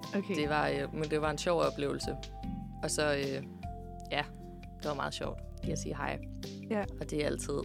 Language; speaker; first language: Danish; native; Danish